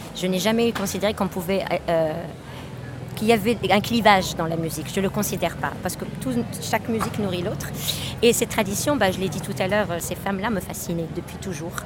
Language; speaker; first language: French; non-native, local second language; Arabic